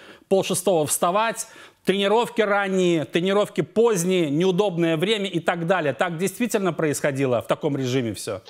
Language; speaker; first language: Russian; native; Russian